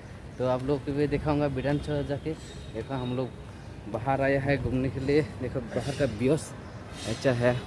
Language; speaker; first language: Hindi; non-native, local second language; Kok Borok